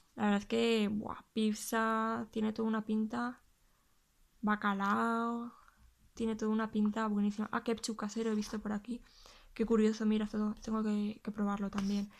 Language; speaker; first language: Spanish; native; Spanish